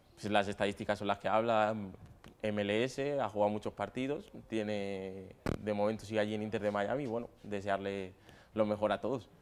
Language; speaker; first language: Spanish; native; Spanish